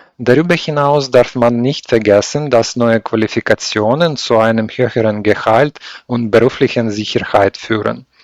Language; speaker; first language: German; non-native, learner; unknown